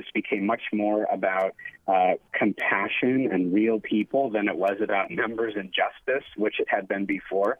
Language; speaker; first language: English; native; English